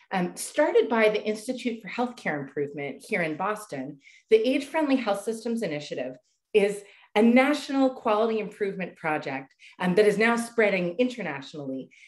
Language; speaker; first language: English; native; English